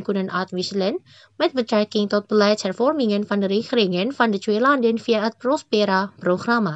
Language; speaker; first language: Dutch; non-native, fluent; Indonesian